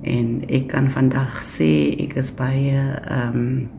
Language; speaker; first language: Afrikaans; non-native, local second language; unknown